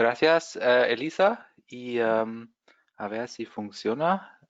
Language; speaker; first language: Spanish; non-native, fluent; German